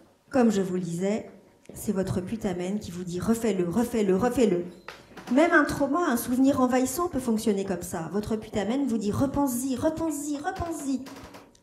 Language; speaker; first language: French; native; French